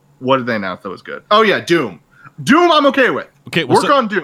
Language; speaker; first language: English; native; English